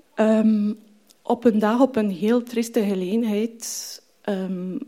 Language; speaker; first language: Dutch; non-native, fluent; French